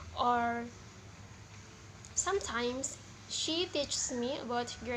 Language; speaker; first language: English; non-native, learner; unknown